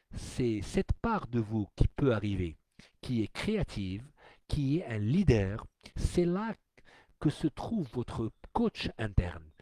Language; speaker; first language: French; non-native, local second language; Arabic